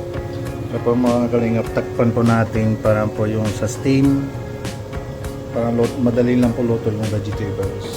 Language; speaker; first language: Filipino; non-native, local second language; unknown